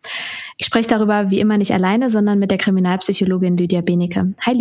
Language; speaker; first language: German; native; German